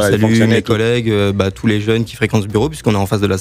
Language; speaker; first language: French; native; French